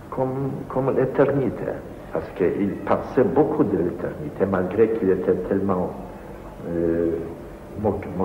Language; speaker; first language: French; non-native, fluent; Polish